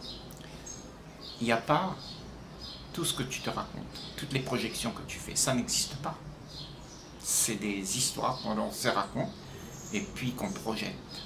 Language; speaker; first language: French; native; French